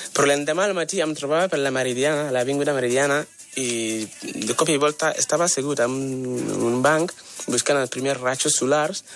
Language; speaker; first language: Catalan; non-native, fluent; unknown